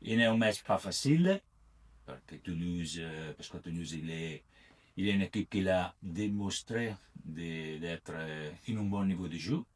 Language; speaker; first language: French; non-native, learner; Italian